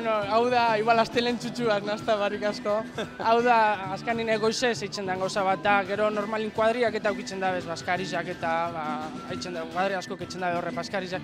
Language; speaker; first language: Basque; native; Basque